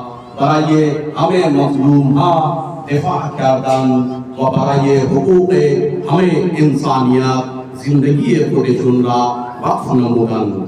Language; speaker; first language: Persian; non-native, fluent; Urdu